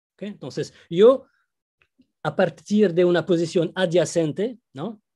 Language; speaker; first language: Spanish; non-native, fluent; Arabic